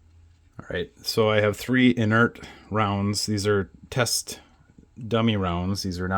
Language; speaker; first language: English; native; English